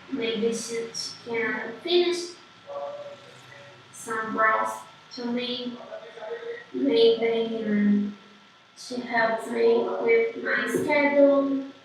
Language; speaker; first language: English; non-native, learner; Portuguese